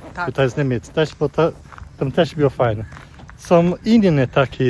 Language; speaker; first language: Polish; non-native, learner; Portuguese